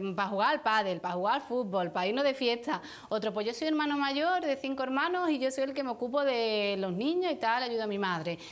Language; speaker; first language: Spanish; native; Spanish